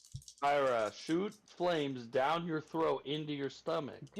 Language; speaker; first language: English; native; English